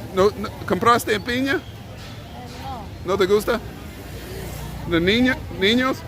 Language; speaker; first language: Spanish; non-native, learner; English